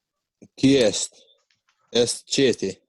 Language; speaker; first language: French; non-native, learner; Albanian